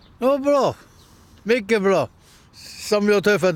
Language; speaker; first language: Swedish; non-native, learner; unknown